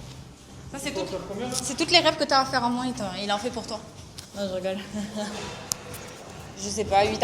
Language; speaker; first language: French; native; French